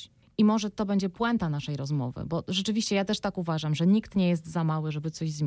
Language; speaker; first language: Polish; native; Polish